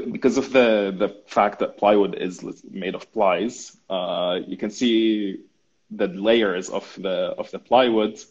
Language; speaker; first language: English; non-native, fluent; Arabic